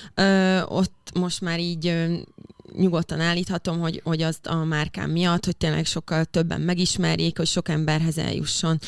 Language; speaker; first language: Hungarian; native; Hungarian